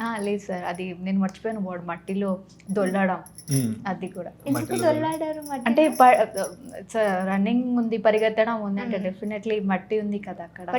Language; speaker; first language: Telugu; non-native, fluent; Odia